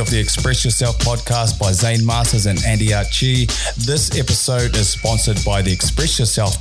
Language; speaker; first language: English; native; English